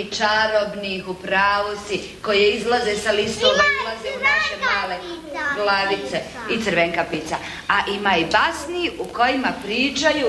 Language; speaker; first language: Serbian; native; Serbian